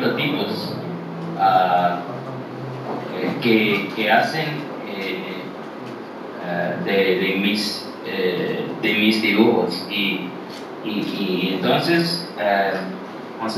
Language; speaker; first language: Spanish; early bilingual, heritage; English